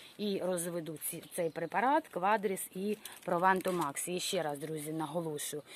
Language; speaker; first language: Ukrainian; non-native, local second language; Russian